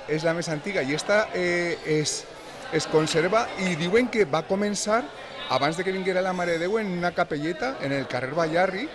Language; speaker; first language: Catalan; native; Catalan